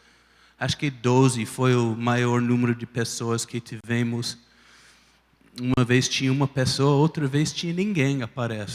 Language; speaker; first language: Portuguese; non-native, fluent; English